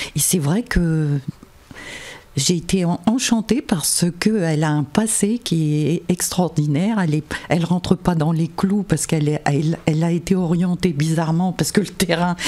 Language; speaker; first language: French; native; French